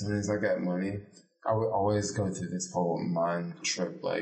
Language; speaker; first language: English; native; English